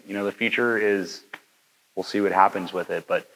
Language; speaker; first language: English; native; English